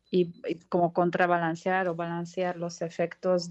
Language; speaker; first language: Spanish; non-native, fluent; Hungarian